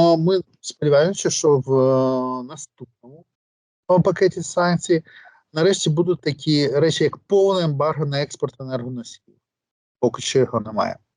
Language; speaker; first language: Ukrainian; native; Ukrainian